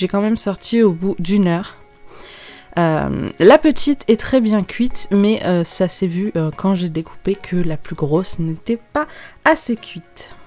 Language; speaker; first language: French; native; French